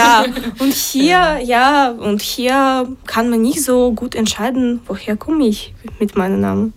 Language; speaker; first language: German; non-native, learner; Ukrainian